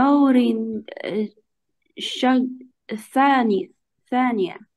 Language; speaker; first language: Arabic; non-native, learner; Chinese